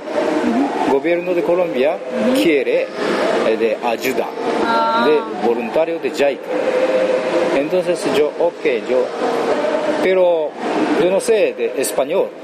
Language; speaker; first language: Spanish; non-native, learner; Japanese